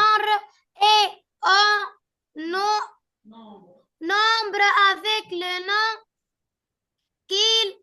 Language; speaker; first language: French; non-native, learner; Arabic